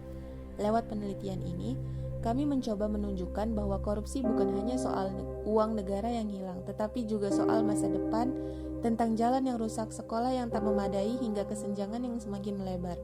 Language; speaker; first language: Indonesian; native; Indonesian